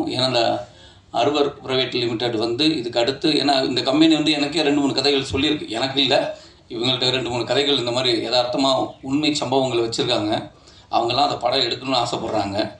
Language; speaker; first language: Tamil; native; Tamil